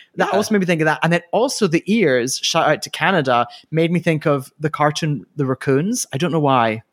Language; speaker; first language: English; native; English